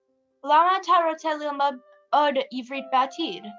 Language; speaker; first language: Hebrew; non-native, learner; English